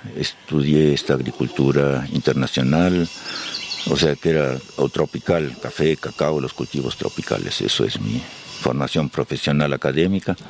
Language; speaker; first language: Spanish; early bilingual, other home language; German